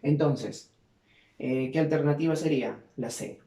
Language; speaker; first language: Spanish; native; Spanish